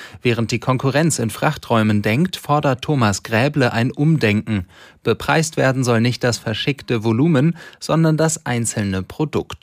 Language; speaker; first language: German; native; German